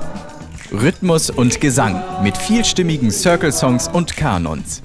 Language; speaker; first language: German; native; German